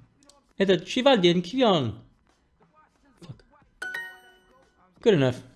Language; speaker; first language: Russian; non-native, learner; English